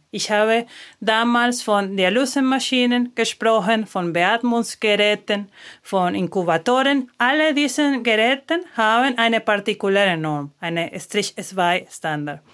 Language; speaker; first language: German; non-native, fluent; Spanish